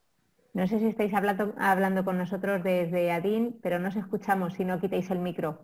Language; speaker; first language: Spanish; native; Spanish